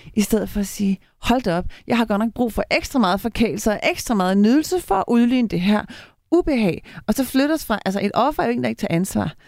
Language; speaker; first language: Danish; native; Danish